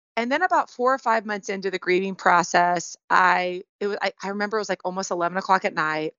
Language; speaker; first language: English; native; English